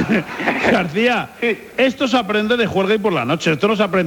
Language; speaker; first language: Spanish; native; Spanish